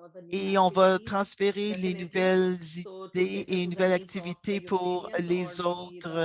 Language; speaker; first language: French; non-native, fluent; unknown